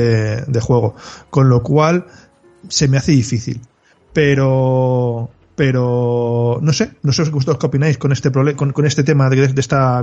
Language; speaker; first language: Spanish; native; Spanish